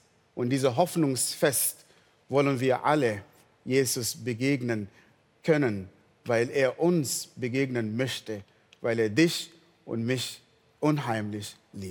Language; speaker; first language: German; non-native, fluent; Arabic